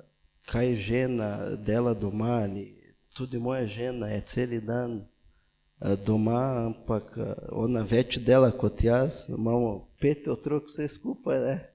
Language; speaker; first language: Slovenian; non-native, fluent; Portuguese